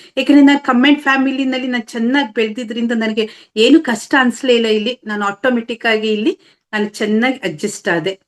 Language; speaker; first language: Kannada; native; Kannada